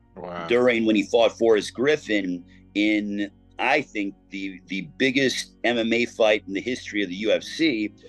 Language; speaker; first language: English; native; English